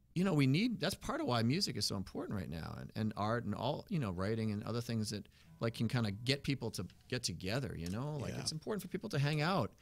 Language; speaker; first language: English; native; English